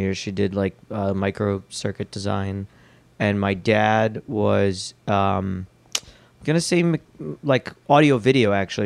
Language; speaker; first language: English; early bilingual, other home language; Russian